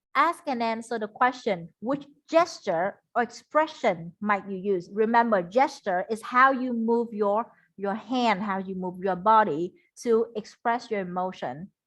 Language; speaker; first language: English; non-native, fluent; Vietnamese